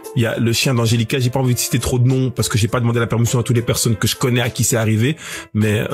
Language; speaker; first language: French; native; French